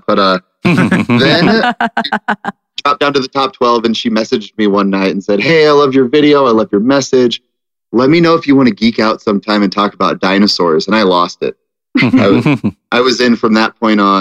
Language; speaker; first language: English; native; English